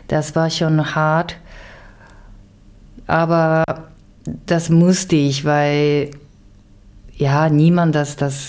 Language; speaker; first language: German; non-native, learner; Japanese